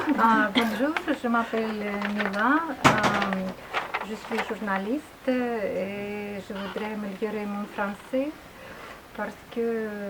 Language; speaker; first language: French; non-native, learner; Russian